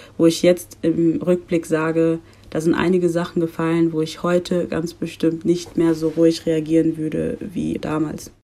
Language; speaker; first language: German; early bilingual, other home language; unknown